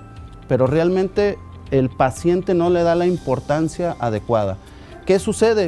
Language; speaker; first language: Spanish; native; Spanish